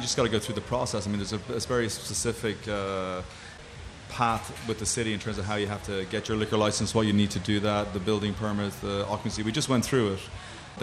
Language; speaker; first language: English; native; English